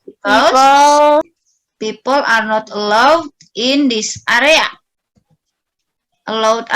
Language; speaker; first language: English; non-native, learner; Indonesian